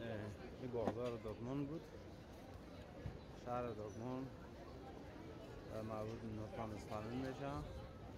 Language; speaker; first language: German; non-native, learner; Persian